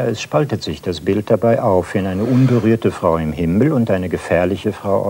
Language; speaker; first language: German; native; German